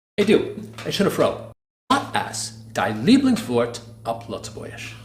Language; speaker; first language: Luxembourgish; non-native, learner; English